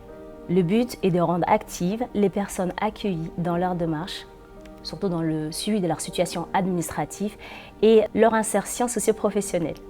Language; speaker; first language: French; native; French